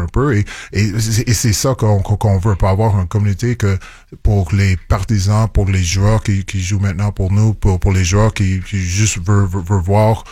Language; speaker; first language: French; non-native, local second language; English